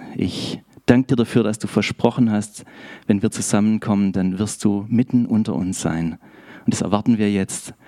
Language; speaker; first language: German; native; German